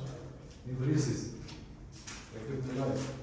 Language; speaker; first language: Greek; early bilingual, other home language; Albanian